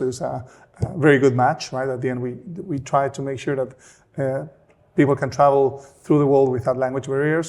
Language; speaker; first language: English; non-native, fluent; Spanish